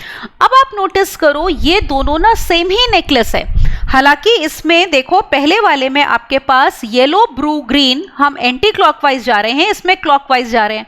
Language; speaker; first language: Hindi; native; Hindi